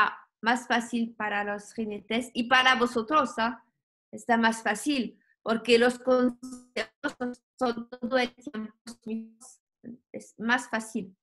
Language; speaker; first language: Spanish; non-native, learner; French